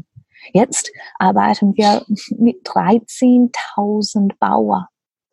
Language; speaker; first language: German; non-native, learner; English